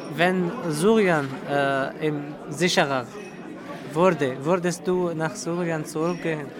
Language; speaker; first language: German; non-native, learner; Arabic